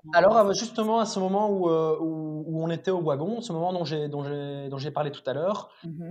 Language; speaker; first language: French; native; French